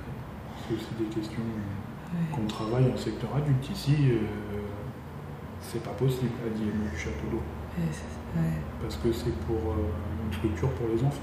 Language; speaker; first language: French; native; French